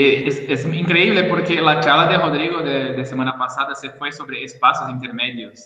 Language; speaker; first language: Spanish; non-native, learner; Portuguese